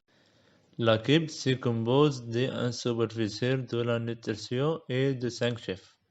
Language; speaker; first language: French; non-native, learner; Arabic